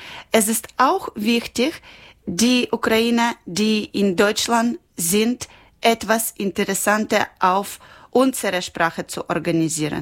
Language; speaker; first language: German; non-native, learner; Ukrainian